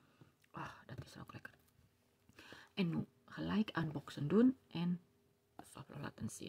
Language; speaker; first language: Dutch; non-native, learner; Indonesian